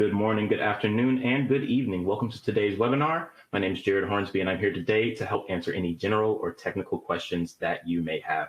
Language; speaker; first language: English; native; English